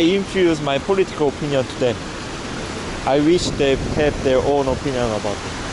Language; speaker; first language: English; non-native, learner; Korean